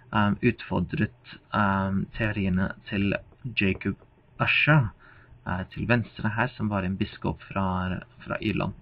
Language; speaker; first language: Norwegian; non-native, fluent; English